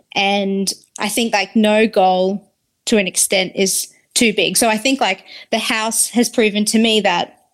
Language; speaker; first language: English; native; English